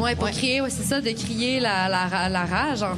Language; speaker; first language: French; native; French